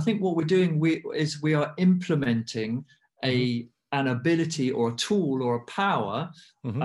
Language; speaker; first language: English; native; English